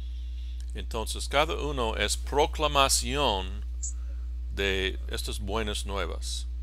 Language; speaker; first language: Spanish; non-native, fluent; English